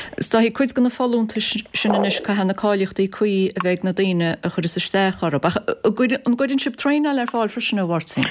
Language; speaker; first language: Irish; native; Irish